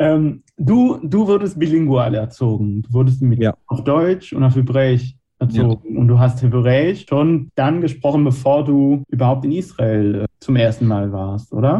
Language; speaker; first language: German; non-native, fluent; Hebrew